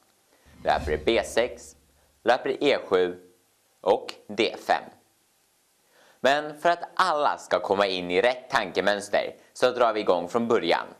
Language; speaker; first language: Swedish; native; Swedish